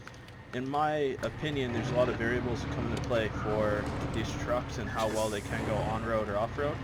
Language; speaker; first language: English; native; English